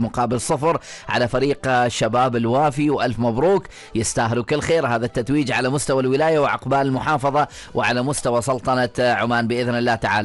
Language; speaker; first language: Arabic; native; Arabic